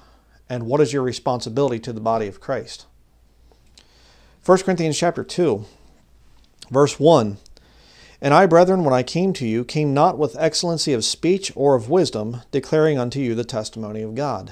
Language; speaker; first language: English; native; English